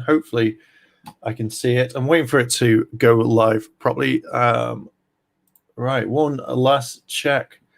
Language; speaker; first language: English; native; English